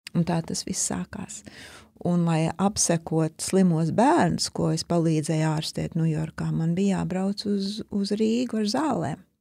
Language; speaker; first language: Latvian; early bilingual, heritage; Latvian